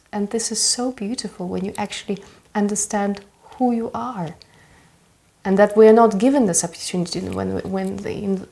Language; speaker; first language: English; early bilingual, other home language; Russian